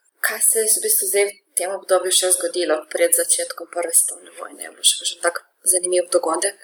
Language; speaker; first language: Slovenian; native; Slovenian